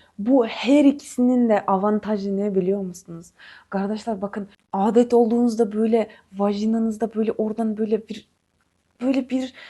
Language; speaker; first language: Turkish; non-native, fluent; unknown